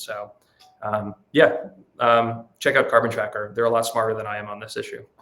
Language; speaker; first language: English; native; English